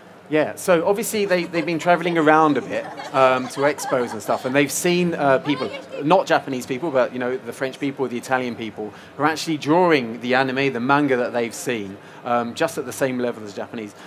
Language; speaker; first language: English; native; English